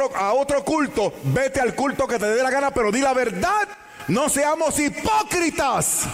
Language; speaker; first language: Spanish; native; Spanish